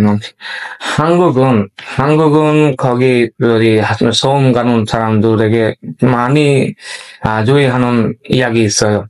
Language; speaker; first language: Korean; non-native, learner; Bangla